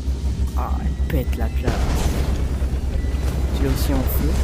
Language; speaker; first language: French; native; French